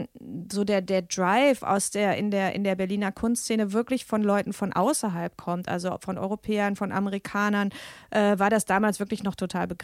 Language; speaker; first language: German; native; German